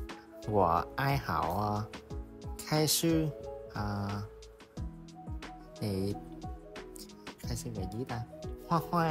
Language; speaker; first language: Chinese; non-native, learner; Vietnamese